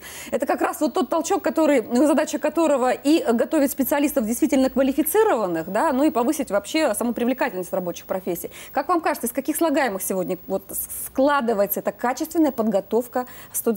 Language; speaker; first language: Russian; native; Russian